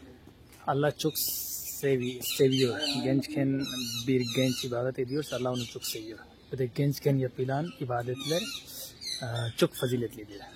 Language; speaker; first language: Turkish; non-native, fluent; Hindi